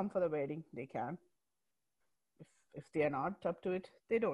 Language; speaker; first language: English; non-native, local second language; Malayalam